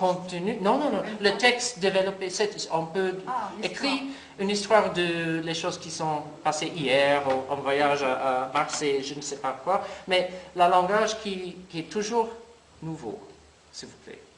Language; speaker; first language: French; non-native, learner; English